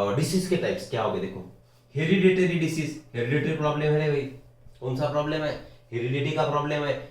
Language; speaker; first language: Hindi; non-native, local second language; Marathi